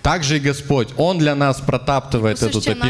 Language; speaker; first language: Russian; native; Russian